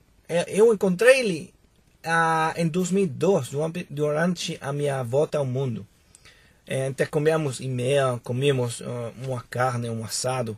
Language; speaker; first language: Portuguese; non-native, fluent; Spanish